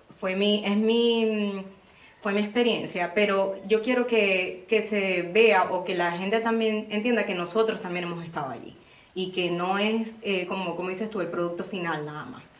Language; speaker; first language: Spanish; native; Spanish